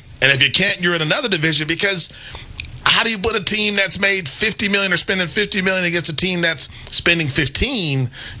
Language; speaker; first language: English; native; English